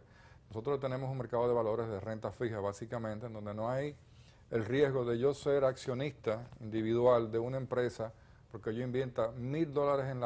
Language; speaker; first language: Spanish; native; Spanish